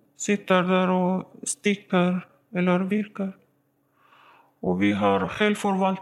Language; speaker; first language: Swedish; non-native, learner; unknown